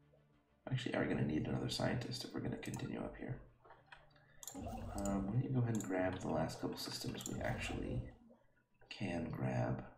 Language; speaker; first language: English; native; English